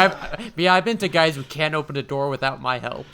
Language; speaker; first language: English; native; English